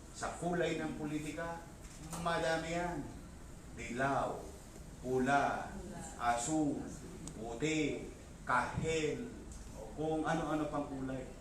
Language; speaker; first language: Filipino; native; Filipino